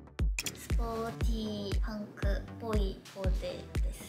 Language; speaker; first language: Japanese; non-native, fluent; Korean